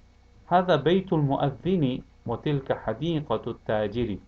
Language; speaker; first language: Arabic; non-native, fluent; English